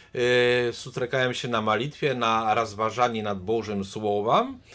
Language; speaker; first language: Polish; non-native, learner; Belarusian